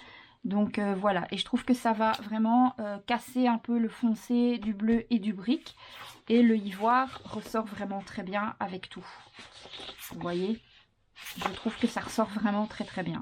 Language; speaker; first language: French; native; French